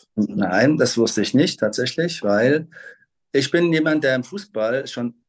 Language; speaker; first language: German; native; German